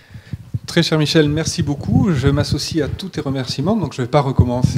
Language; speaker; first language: French; native; French